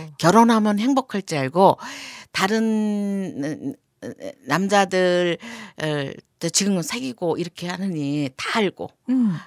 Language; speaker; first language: Korean; native; Korean